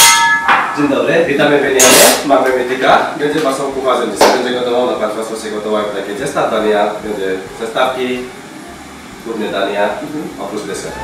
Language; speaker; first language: Polish; non-native, learner; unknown